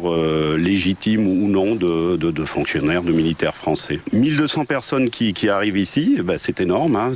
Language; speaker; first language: French; native; French